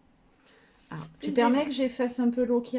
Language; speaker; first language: French; native; French